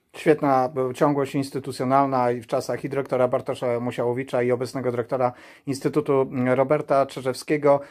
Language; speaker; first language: Polish; native; Polish